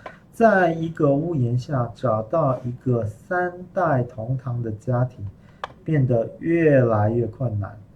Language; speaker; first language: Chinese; non-native, fluent; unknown